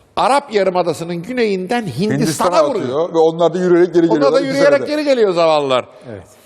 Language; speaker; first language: Turkish; native; Turkish